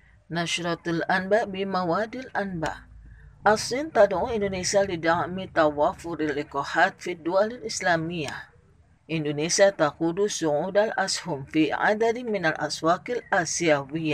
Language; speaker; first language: Arabic; non-native, fluent; Indonesian